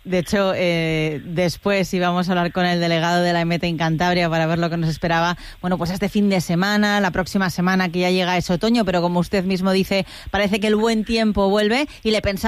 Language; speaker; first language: Spanish; native; Spanish